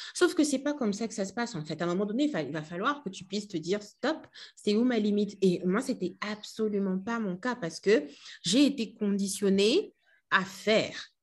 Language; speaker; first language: French; non-native, local second language; Lingala